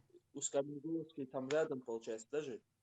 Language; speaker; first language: Russian; non-native, local second language; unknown